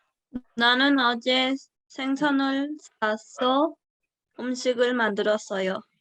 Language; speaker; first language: Korean; non-native, learner; Spanish